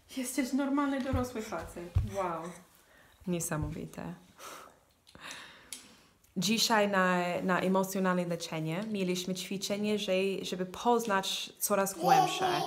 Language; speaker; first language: Polish; non-native, learner; English